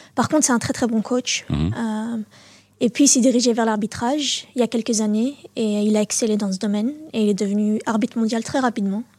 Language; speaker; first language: French; native; French